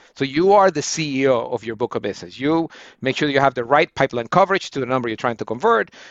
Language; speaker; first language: English; non-native, fluent; Spanish